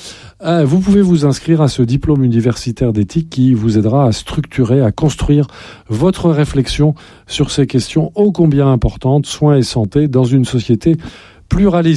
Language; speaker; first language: French; native; French